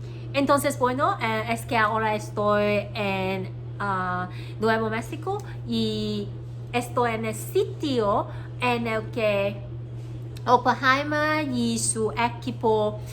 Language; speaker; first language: Spanish; non-native, learner; Cantonese